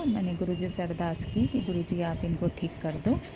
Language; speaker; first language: Hindi; native; Hindi